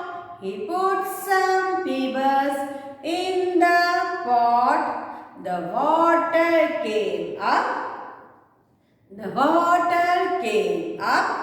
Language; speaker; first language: English; non-native, local second language; Hindi